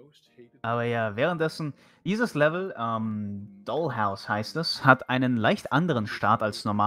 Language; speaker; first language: German; native; German